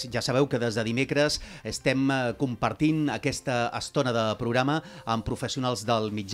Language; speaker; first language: Catalan; native; Catalan